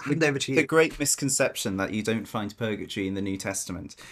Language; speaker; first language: English; native; English